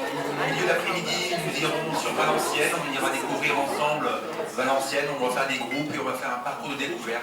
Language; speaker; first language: French; native; French